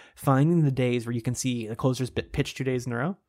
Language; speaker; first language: English; native; English